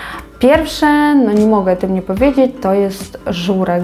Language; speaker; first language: Polish; non-native, fluent; Ukrainian